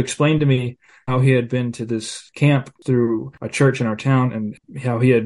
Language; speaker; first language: English; native; English